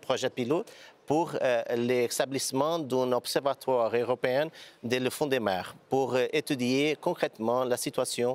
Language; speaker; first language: French; non-native, fluent; Portuguese